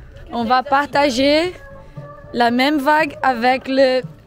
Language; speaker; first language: French; non-native, learner; Portuguese